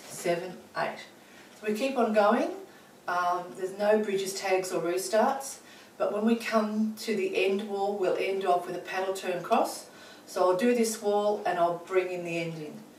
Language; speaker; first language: English; native; English